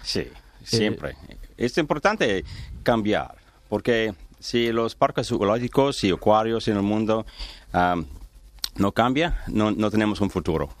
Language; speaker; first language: Spanish; non-native, learner; English